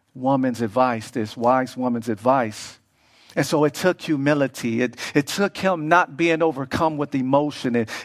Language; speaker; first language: English; native; English